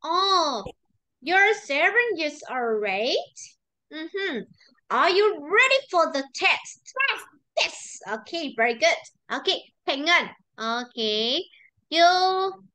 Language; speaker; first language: English; non-native, learner; Vietnamese